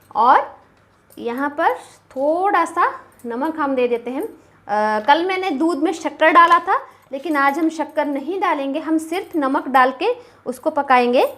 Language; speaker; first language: Hindi; non-native, local second language; Bangla